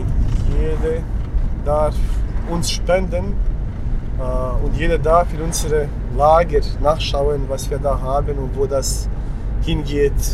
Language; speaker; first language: German; non-native, learner; Bosnian